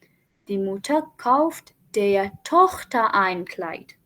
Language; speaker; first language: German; non-native, fluent; Urdu